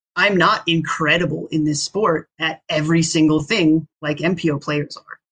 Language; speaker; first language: English; native; English